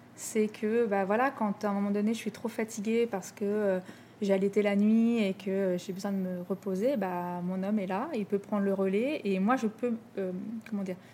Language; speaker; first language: French; native; French